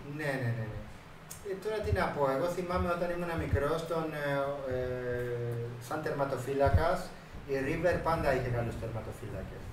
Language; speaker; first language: Greek; non-native, fluent; Spanish